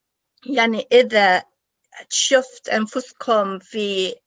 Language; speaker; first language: Arabic; early bilingual, heritage; English